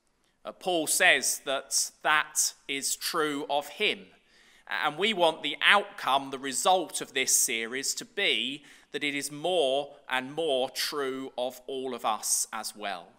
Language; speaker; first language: English; native; English